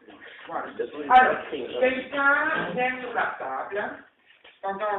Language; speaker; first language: French; native; French